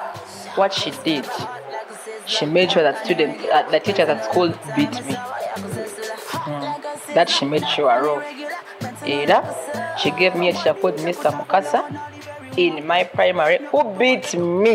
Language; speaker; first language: English; non-native, local second language; Ganda